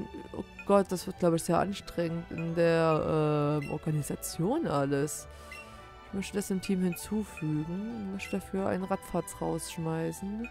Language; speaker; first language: German; native; German